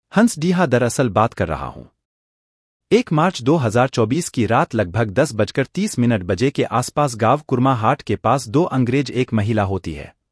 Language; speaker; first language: Hindi; native; Hindi